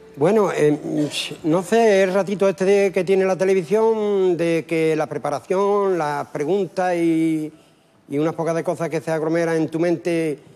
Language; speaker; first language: Spanish; native; Spanish